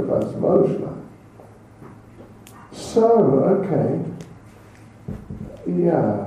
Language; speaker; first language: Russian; non-native, learner; English